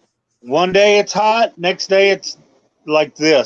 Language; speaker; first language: English; native; English